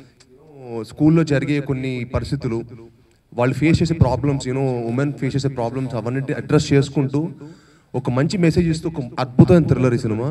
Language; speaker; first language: Telugu; native; Telugu